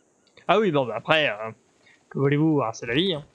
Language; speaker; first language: French; native; French